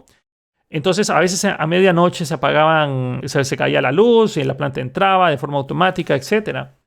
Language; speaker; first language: Spanish; native; Spanish